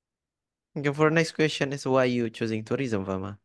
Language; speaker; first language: English; non-native, learner; Indonesian